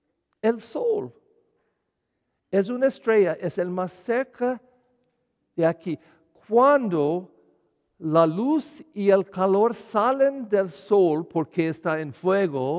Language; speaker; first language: Spanish; non-native, learner; English